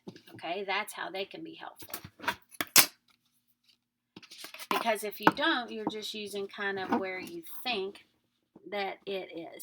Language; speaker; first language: English; native; English